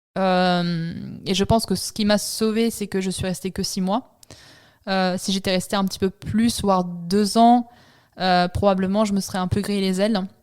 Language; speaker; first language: French; early bilingual, other home language; Italian